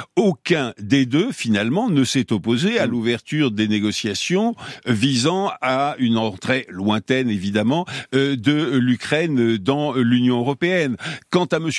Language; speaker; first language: French; native; French